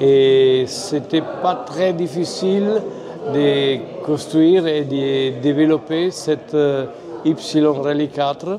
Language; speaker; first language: French; non-native, fluent; Italian